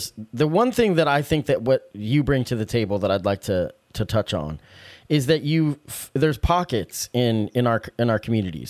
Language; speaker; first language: English; native; English